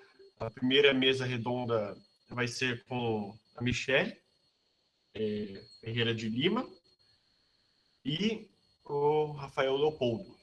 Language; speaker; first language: Portuguese; native; Portuguese